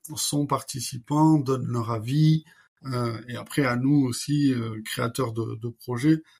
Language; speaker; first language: French; native; French